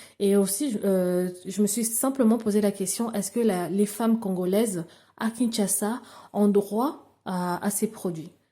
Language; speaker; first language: French; non-native, local second language; Lingala